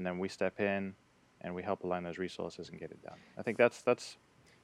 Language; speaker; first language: English; native; English